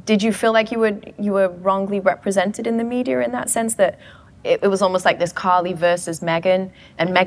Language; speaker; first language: English; native; English